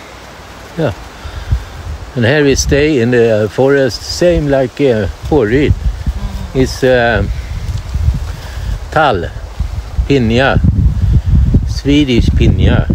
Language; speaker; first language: English; non-native, learner; Swedish